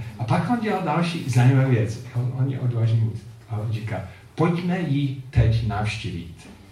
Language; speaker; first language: Czech; non-native, fluent; English